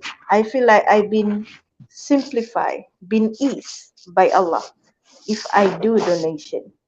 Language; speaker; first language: English; non-native, fluent; Malay